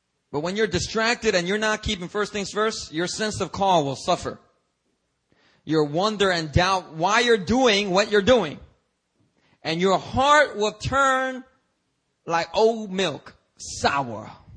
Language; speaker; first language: English; early bilingual, other home language; Korean